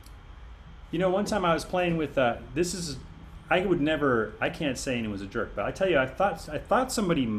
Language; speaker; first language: English; native; English